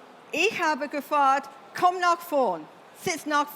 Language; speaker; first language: German; non-native, learner; English